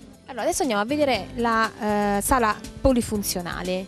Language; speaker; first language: Italian; native; Italian